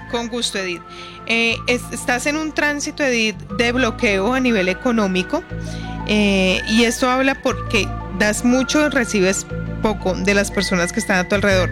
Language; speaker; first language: Spanish; native; Spanish